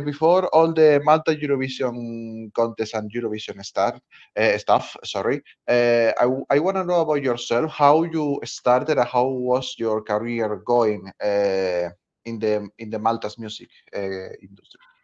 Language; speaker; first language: English; non-native, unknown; Spanish